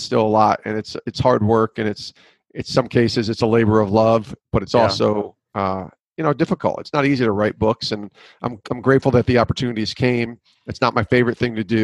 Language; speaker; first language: English; native; English